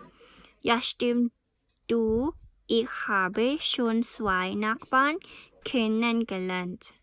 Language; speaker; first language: German; non-native, learner; Thai